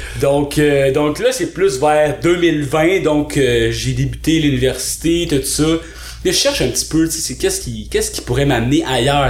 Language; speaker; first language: French; native; French